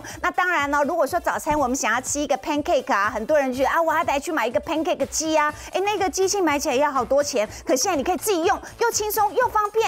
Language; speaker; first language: Chinese; native; Chinese